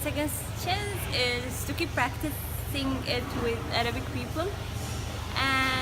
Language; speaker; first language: English; non-native, fluent; Arabic